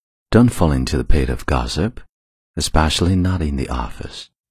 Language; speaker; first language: English; non-native, fluent; Chinese